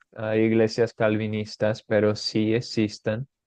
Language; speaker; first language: Spanish; non-native, fluent; English